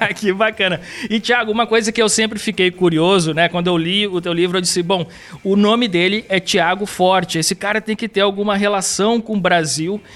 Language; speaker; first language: Portuguese; native; Portuguese